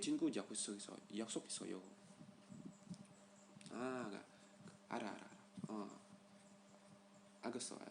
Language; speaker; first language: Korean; non-native, learner; Indonesian